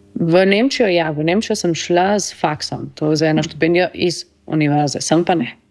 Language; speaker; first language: Slovenian; early bilingual, heritage; Slovenian